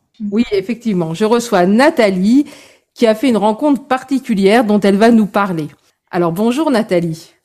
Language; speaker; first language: French; native; French